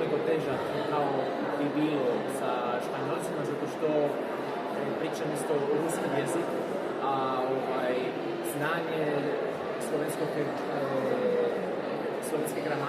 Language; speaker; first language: Serbian; non-native, fluent; Spanish